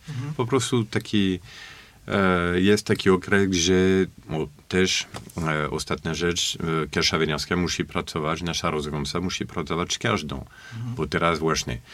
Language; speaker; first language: Polish; non-native, fluent; French